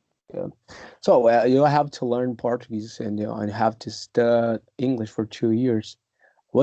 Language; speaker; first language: English; non-native, fluent; Portuguese